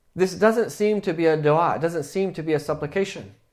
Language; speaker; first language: English; native; English